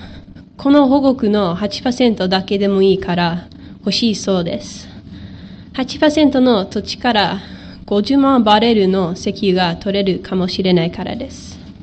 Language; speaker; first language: Japanese; non-native, learner; English